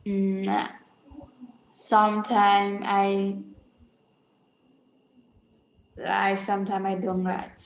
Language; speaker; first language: English; non-native, learner; Vietnamese